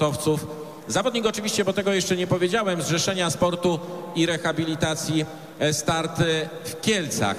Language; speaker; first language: Polish; native; Polish